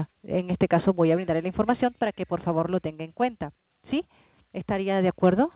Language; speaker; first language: Spanish; native; Spanish